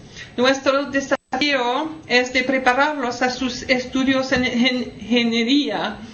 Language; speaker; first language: Spanish; non-native, learner; French